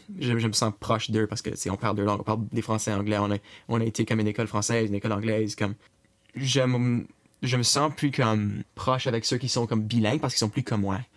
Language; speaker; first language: French; native; French